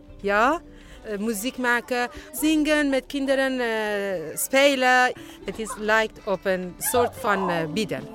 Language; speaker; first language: Dutch; non-native, learner; Persian